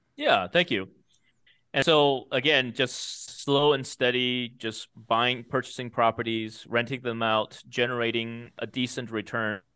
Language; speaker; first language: English; early bilingual, other home language; Chinese